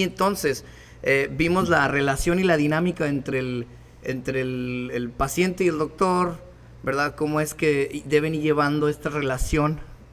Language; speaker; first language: Spanish; native; Spanish